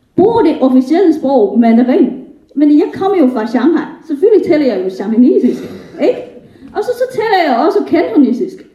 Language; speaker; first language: Danish; non-native, fluent; Wu Chinese